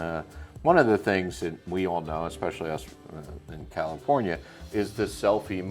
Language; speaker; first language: English; native; English